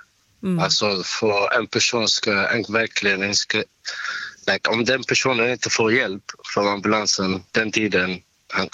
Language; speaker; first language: Swedish; non-native, local second language; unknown